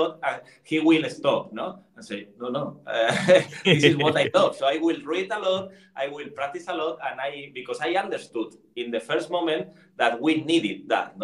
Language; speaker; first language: English; non-native, learner; Spanish